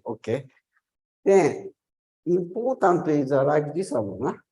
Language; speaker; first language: English; non-native, learner; Japanese